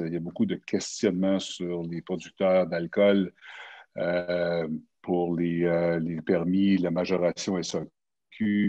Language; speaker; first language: French; native; French